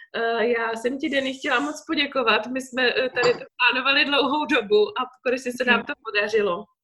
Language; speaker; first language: Czech; native; Czech